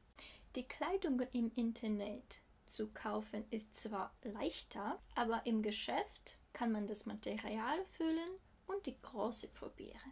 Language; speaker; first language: German; non-native, fluent; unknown